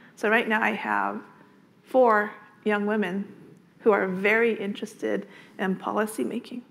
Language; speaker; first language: English; native; English